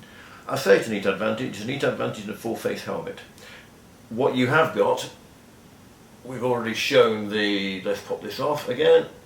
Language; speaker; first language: English; native; English